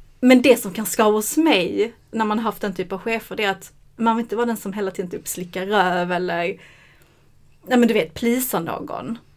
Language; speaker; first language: Swedish; native; Swedish